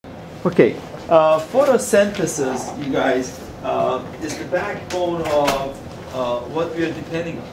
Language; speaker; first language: English; non-native, fluent; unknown